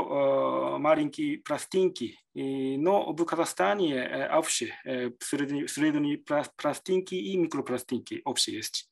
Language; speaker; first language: Russian; non-native, learner; Japanese